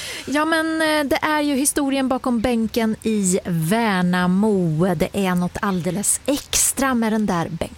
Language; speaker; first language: Swedish; native; Swedish